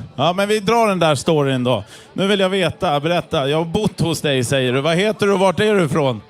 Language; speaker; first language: Swedish; native; Swedish